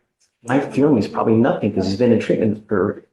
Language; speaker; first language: English; native; English